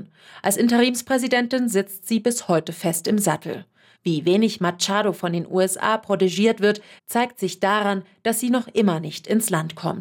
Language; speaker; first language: German; native; German